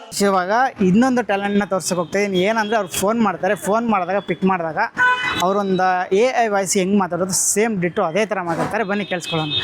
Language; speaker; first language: Kannada; native; Kannada